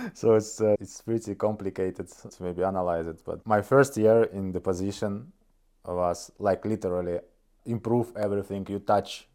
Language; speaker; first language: English; non-native, fluent; Estonian